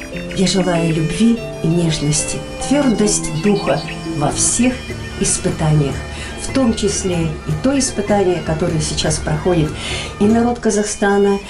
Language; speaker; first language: Russian; native; Russian